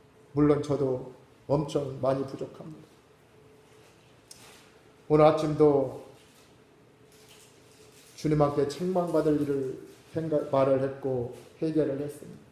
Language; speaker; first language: Korean; native; Korean